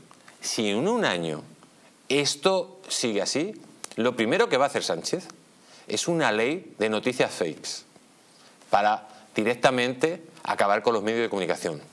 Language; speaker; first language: Spanish; native; Spanish